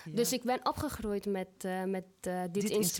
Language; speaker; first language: Dutch; non-native, learner; Arabic